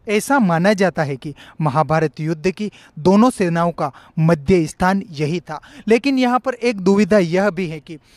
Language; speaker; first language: Hindi; native; Hindi